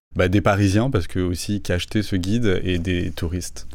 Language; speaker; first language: French; native; French